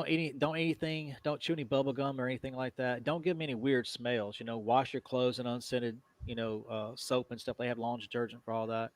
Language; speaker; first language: English; native; English